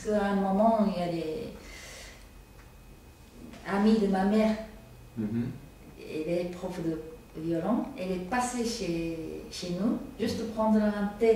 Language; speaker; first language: French; non-native, learner; Japanese